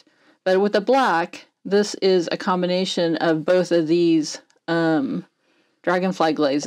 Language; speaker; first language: English; native; English